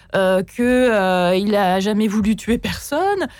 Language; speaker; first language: French; native; French